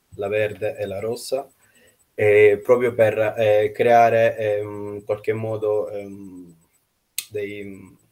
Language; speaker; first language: Italian; non-native, fluent; Russian